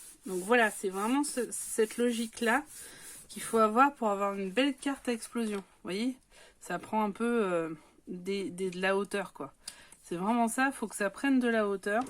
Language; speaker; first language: French; native; French